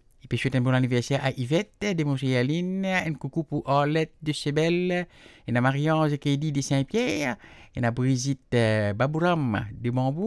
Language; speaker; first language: French; non-native, local second language; Morisyen